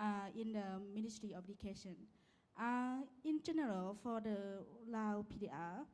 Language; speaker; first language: English; non-native, learner; Lao